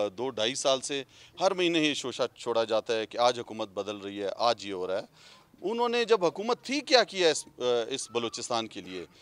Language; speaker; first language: Urdu; non-native, local second language; Pashto